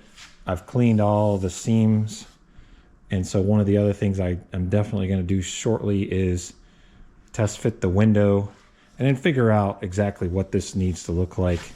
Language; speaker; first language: English; native; English